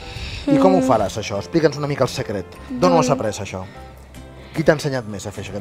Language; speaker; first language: Catalan; native; Catalan